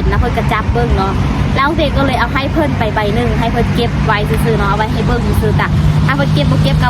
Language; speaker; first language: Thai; non-native, learner; Lao